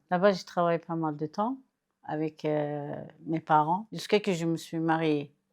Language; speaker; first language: French; non-native, fluent; Turkish